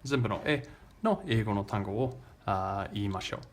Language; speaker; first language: Japanese; non-native, learner; English